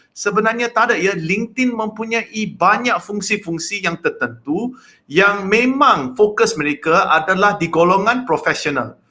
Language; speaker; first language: Malay; non-native, local second language; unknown